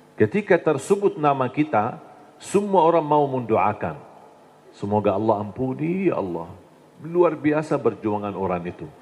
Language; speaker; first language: Indonesian; non-native, fluent; Arabic